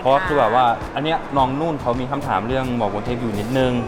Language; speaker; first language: Thai; non-native, fluent; English